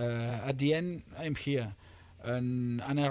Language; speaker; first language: English; non-native, learner; Spanish